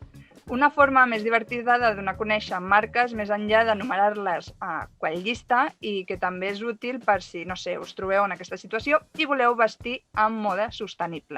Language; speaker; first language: Catalan; native; Catalan